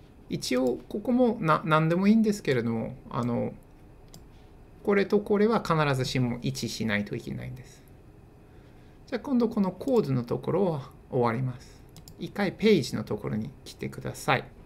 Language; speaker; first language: Japanese; non-native, fluent; English